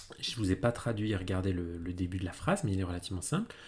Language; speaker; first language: French; native; French